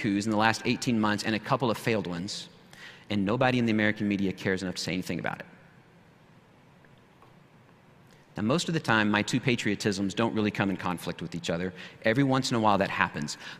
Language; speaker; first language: English; native; English